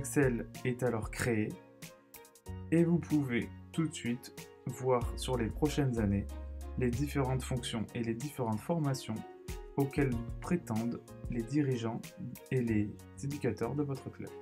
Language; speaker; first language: French; native; French